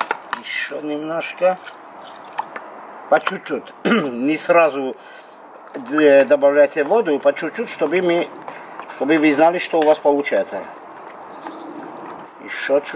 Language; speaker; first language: Russian; non-native, fluent; Armenian